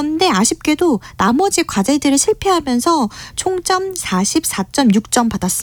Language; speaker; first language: Korean; native; Korean